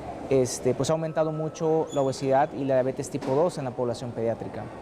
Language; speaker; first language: Spanish; native; Spanish